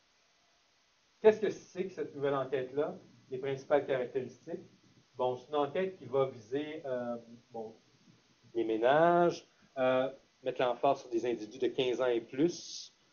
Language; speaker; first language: French; native; French